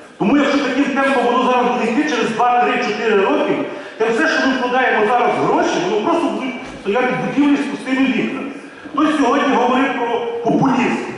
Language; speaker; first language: Ukrainian; native; Ukrainian